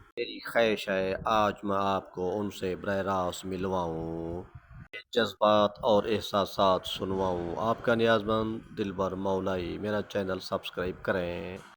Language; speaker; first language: Urdu; non-native, local second language; Saraiki